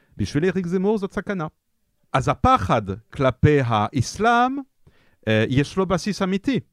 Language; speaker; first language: Hebrew; non-native, fluent; French